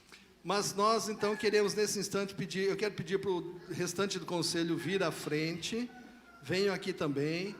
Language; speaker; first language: Portuguese; native; Portuguese